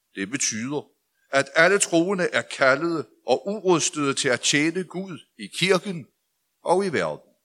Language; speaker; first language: Danish; native; Danish